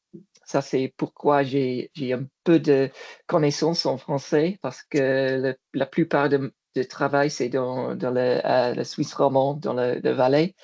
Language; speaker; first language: French; non-native, learner; English